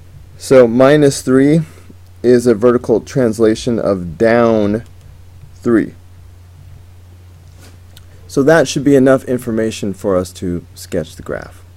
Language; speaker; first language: English; native; English